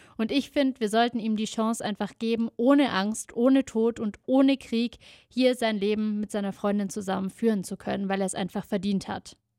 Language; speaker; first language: German; native; German